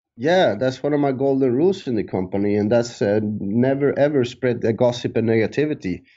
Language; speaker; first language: English; early bilingual, other home language; Spanish